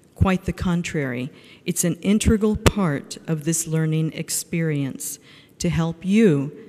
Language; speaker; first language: English; native; English